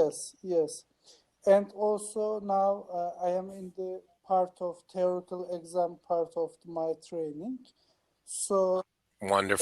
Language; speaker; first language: English; non-native, learner; Turkish